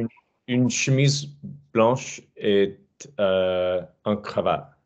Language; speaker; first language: French; non-native, learner; English